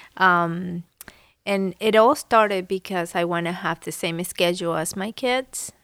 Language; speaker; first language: English; non-native, fluent; Spanish